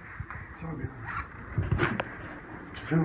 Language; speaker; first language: French; non-native, fluent; Bulgarian